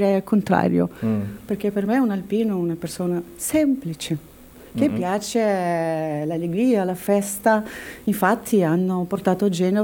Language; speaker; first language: Italian; non-native, fluent; Russian